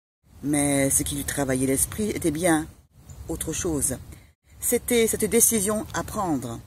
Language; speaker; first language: French; native; French